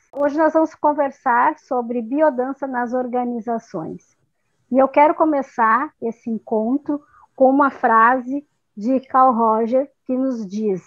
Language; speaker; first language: Portuguese; native; Portuguese